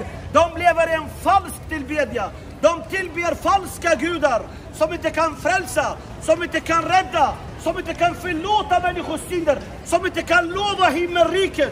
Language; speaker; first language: Swedish; non-native, fluent; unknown